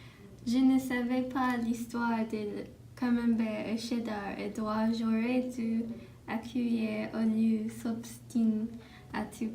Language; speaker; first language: French; non-native, learner; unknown